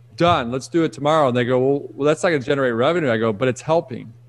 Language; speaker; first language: English; native; English